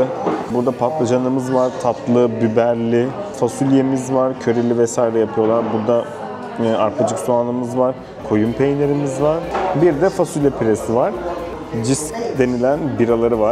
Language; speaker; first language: Turkish; native; Turkish